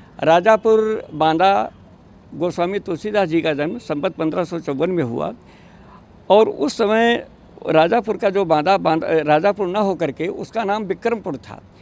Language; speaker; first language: Hindi; native; Hindi